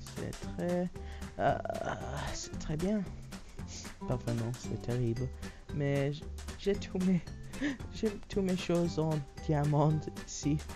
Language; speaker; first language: French; non-native, learner; English